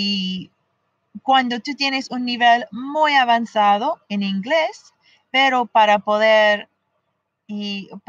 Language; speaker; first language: Spanish; non-native, fluent; English